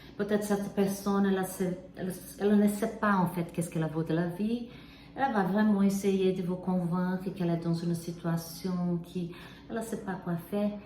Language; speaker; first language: French; non-native, fluent; Portuguese